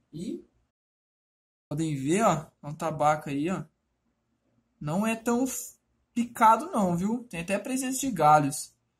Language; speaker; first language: Portuguese; native; Portuguese